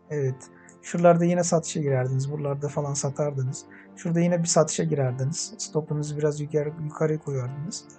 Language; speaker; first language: Turkish; non-native, fluent; Uzbek